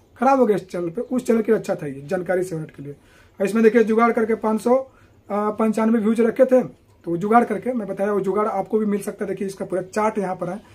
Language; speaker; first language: Hindi; native; Hindi